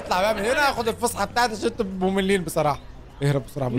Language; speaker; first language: Arabic; native; Arabic